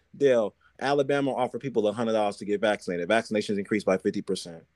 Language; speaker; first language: English; native; English